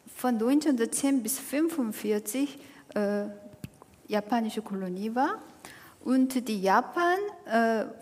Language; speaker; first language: German; non-native, fluent; Korean